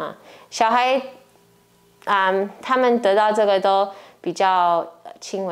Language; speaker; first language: Chinese; early bilingual, heritage; English